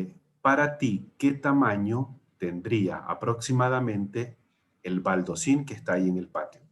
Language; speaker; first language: Spanish; native; Spanish